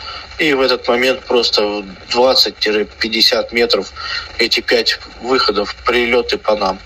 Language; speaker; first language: Russian; native; Russian